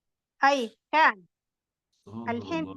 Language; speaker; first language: Arabic; non-native, learner; Malayalam